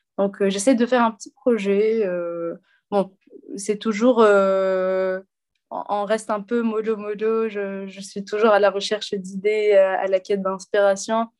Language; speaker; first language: French; non-native, local second language; Arabic